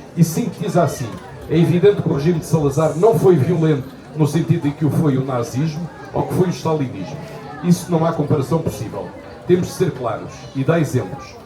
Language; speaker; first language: Portuguese; native; Portuguese